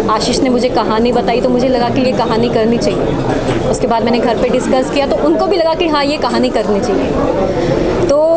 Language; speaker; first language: Hindi; native; Hindi